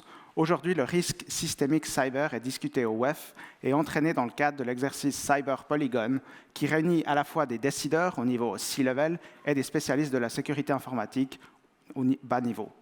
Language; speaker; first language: French; native; French